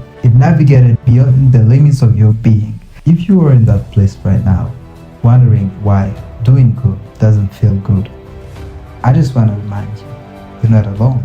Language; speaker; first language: English; non-native, local second language; Kinyarwanda